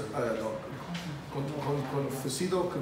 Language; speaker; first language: Spanish; non-native, learner; English